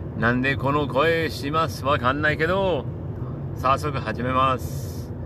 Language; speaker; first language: Japanese; non-native, learner; English